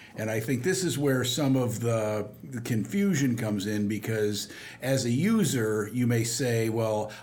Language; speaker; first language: English; native; English